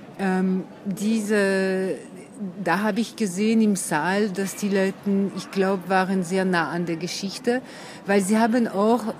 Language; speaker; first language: German; non-native, fluent; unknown